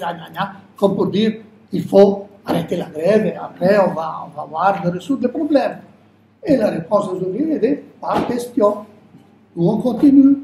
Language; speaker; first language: French; non-native, local second language; Italian